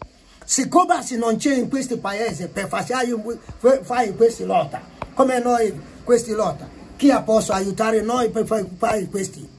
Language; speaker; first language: Italian; non-native, learner; Igbo